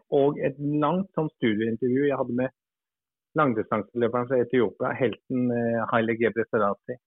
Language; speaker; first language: Norwegian; early bilingual, other home language; English